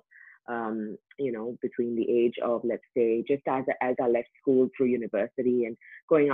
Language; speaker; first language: English; native; English